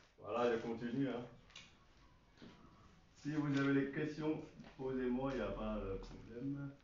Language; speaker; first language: French; non-native, learner; Chinese